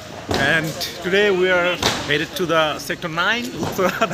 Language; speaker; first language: English; non-native, local second language; Bangla